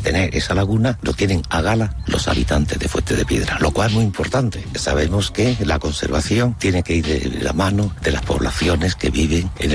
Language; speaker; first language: Spanish; native; Spanish